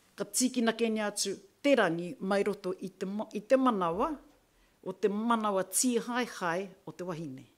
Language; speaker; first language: Māori; native; Māori